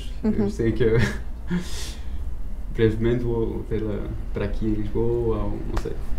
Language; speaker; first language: Portuguese; early bilingual, heritage; French